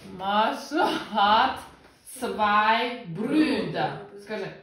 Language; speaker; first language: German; non-native, fluent; Russian